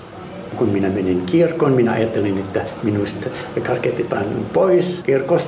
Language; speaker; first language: Finnish; non-native, learner; Arabic